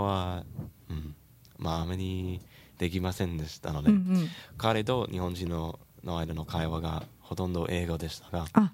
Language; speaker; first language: Japanese; non-native, learner; English